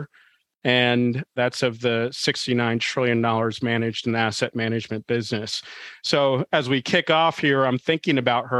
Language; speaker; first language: English; native; English